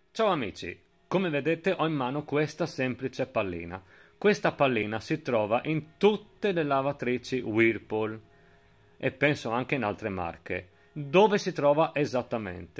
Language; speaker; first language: Italian; native; Italian